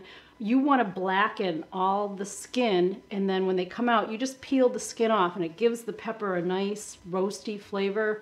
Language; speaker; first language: English; native; English